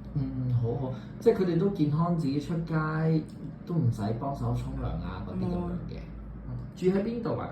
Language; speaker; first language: Cantonese; native; Cantonese